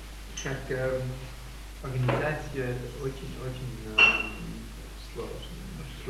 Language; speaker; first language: Russian; non-native, learner; English